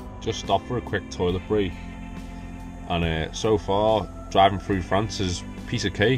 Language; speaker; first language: English; native; English